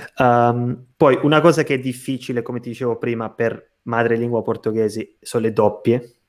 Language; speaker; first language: Italian; non-native, fluent; Portuguese